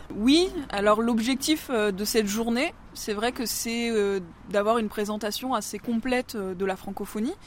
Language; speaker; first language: French; native; French